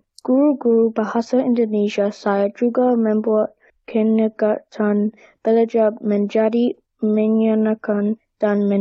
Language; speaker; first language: Indonesian; non-native, learner; English